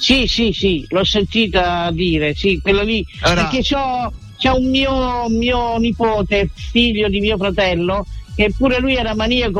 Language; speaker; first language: Italian; native; Italian